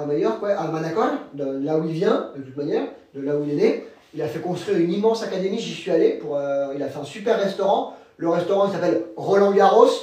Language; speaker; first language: French; native; French